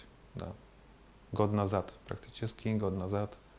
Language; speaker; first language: Russian; non-native, fluent; Polish